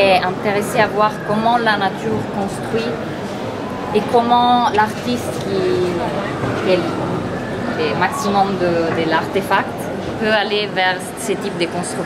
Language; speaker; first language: French; non-native, fluent; Italian